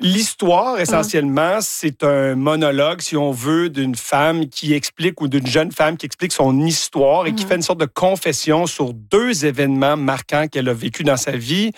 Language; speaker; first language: French; native; French